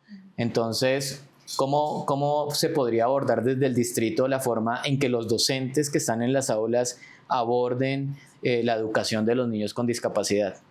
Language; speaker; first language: Spanish; native; Spanish